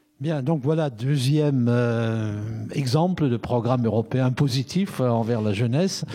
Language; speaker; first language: French; native; French